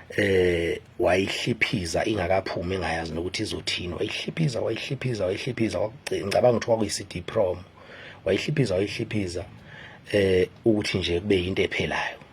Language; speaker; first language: Zulu; native; Zulu